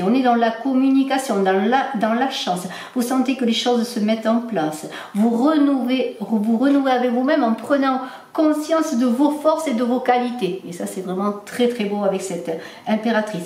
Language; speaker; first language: French; native; French